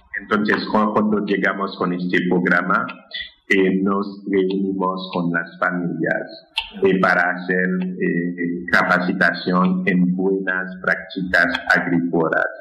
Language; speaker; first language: Spanish; non-native, fluent; Haitian Creole